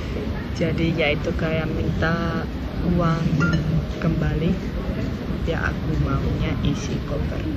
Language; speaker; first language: Indonesian; non-native, fluent; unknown